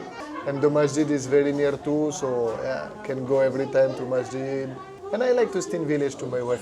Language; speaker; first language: English; non-native, fluent; French